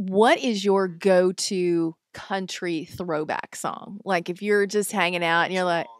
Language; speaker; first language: English; native; English